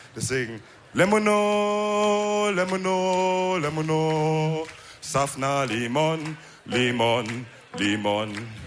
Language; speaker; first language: German; early bilingual, other home language; Wolof